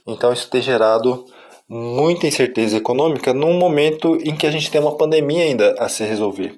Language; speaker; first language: Portuguese; native; Portuguese